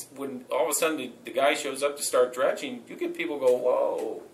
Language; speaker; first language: English; native; English